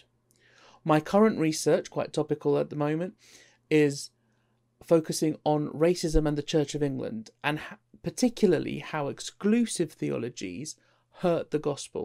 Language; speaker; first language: English; native; English